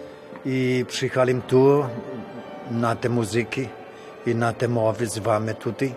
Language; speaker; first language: Polish; early bilingual, heritage; Portuguese